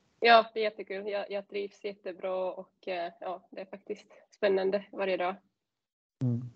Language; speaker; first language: Swedish; non-native, fluent; Czech